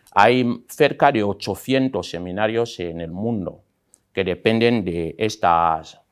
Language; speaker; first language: Spanish; non-native, local second language; Fang